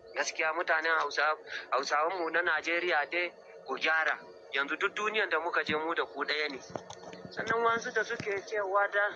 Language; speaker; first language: Hausa; non-native, local second language; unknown